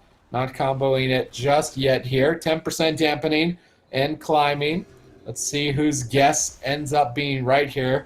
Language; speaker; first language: English; native; English